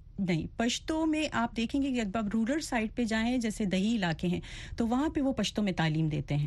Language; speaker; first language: Urdu; non-native, local second language; Pashto